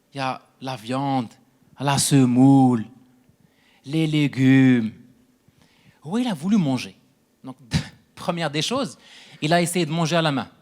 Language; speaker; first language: French; non-native, local second language; Arabic